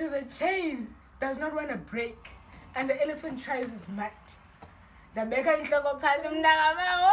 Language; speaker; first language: English; non-native, local second language; Xhosa